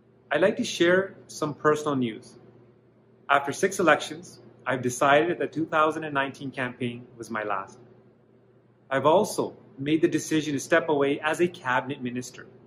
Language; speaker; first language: English; native; English